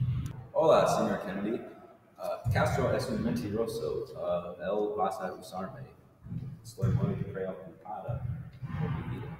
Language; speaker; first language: Spanish; non-native, learner; English